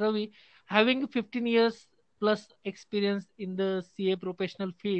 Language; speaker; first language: English; non-native, local second language; Hindi